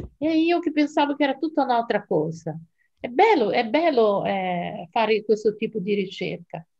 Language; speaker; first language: Italian; non-native, fluent; Portuguese